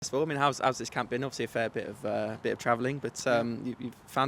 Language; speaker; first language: English; native; English